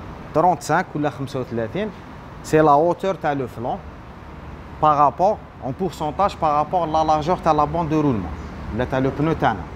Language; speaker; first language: French; non-native, local second language; Arabic